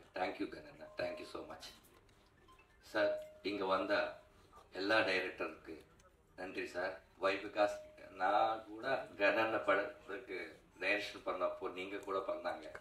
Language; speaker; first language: Tamil; non-native, learner; Telugu